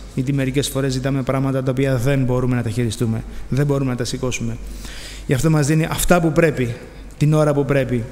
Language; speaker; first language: Greek; native; Greek